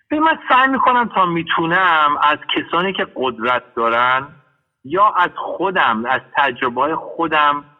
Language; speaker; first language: Persian; early bilingual, heritage; Persian